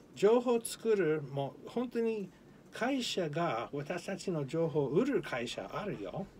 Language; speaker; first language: Japanese; non-native, learner; English